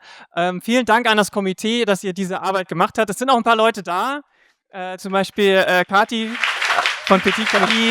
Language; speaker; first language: German; native; German